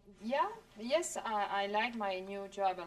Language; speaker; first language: English; non-native, learner; Spanish